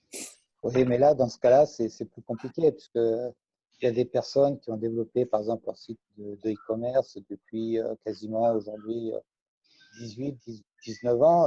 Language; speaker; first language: French; native; French